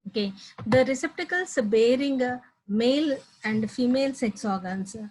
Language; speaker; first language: English; non-native, local second language; Telugu